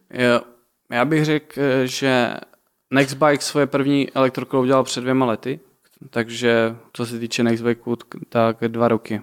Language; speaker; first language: Czech; native; Czech